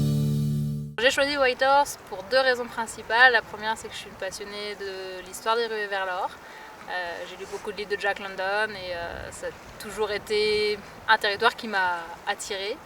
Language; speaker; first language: French; native; French